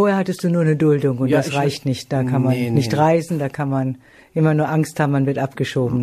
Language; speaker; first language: German; native; German